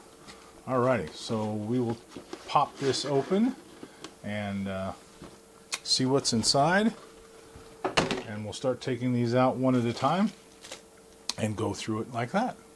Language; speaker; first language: English; native; English